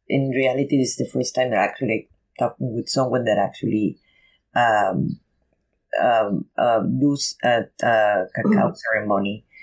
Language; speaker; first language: English; non-native, fluent; Spanish